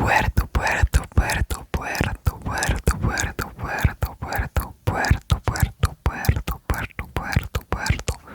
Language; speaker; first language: Spanish; non-native, learner; French